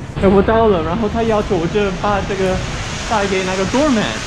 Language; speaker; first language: Chinese; non-native, fluent; English